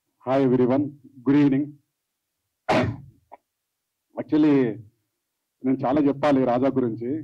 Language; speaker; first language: Telugu; native; Telugu